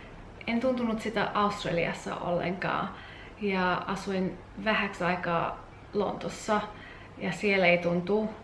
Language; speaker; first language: Finnish; non-native, learner; English